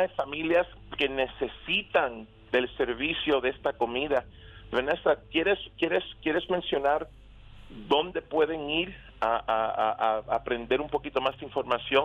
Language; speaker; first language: Spanish; early bilingual, other home language; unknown